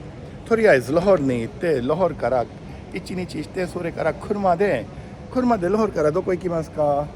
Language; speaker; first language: Japanese; non-native, fluent; Urdu